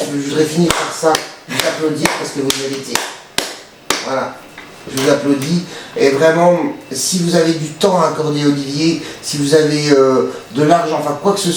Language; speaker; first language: French; native; French